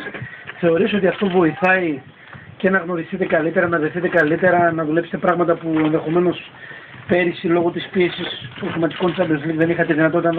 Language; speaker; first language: Greek; native; Greek